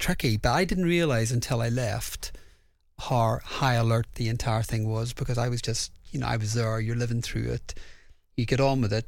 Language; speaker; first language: English; native; English